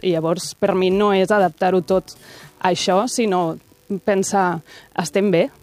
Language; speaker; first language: Catalan; native; Catalan